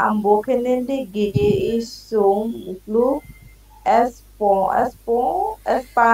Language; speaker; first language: German; non-native, learner; Bangla